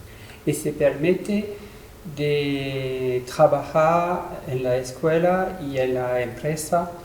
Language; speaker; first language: Spanish; non-native, learner; French